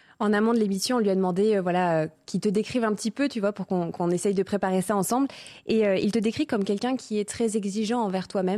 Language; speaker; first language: French; native; French